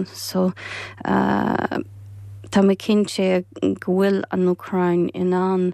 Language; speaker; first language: Irish; non-native, fluent; Ukrainian